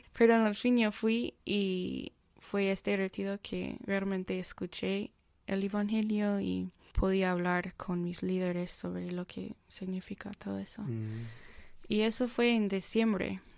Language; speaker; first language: Spanish; non-native, fluent; English